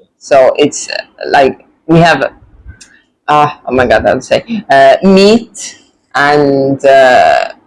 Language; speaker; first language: English; non-native, fluent; Estonian